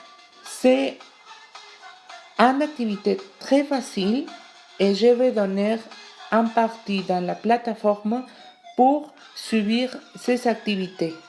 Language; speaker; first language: French; non-native, learner; Spanish